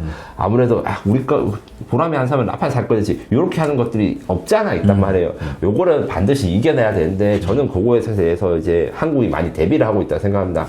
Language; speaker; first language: Korean; native; Korean